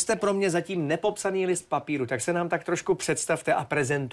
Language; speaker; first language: Czech; native; Czech